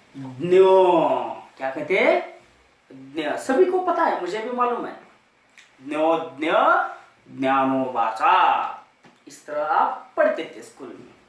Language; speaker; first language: Hindi; non-native, local second language; Marathi